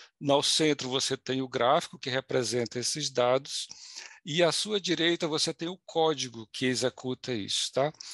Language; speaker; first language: Portuguese; native; Portuguese